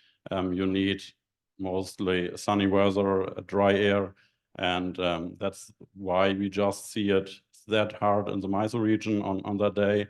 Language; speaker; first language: English; non-native, fluent; German